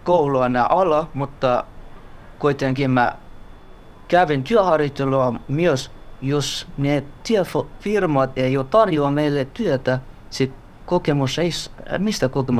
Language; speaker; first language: Finnish; non-native, learner; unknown